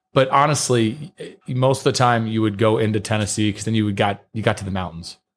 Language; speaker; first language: English; native; English